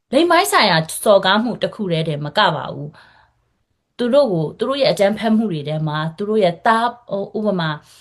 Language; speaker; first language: Burmese; non-native, local second language; Rohingya